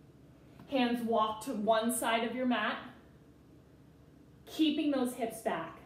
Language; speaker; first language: English; native; English